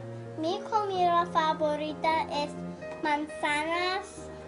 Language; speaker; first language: Spanish; non-native, learner; English